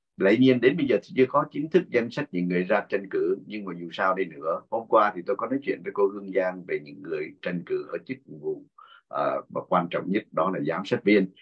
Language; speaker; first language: Vietnamese; native; Vietnamese